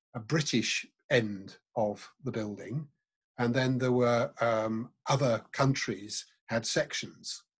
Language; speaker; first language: English; native; English